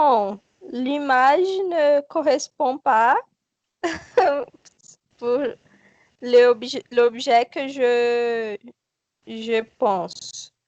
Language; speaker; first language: French; non-native, learner; Portuguese